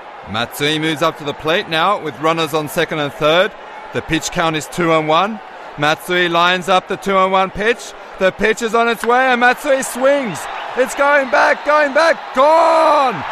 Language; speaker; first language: English; native; English